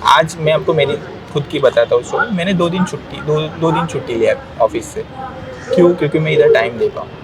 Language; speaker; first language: Hindi; non-native, local second language; Marathi